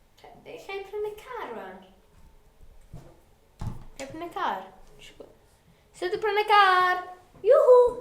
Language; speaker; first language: Welsh; non-native, local second language; English